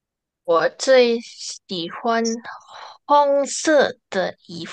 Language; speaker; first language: Chinese; non-native, learner; Indonesian